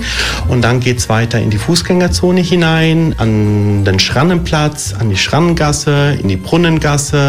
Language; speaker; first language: German; early bilingual, other home language; Italian